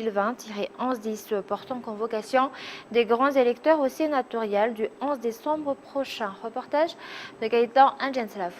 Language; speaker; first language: French; non-native, local second language; Malagasy